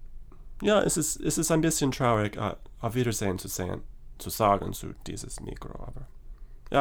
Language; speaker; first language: German; non-native, learner; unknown